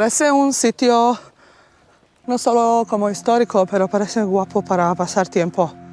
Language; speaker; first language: Spanish; non-native, fluent; Bosnian